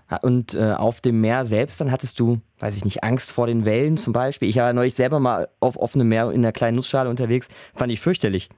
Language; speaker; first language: German; native; German